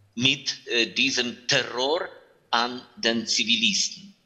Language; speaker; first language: German; non-native, fluent; Ukrainian